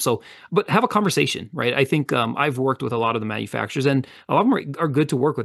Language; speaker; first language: English; native; English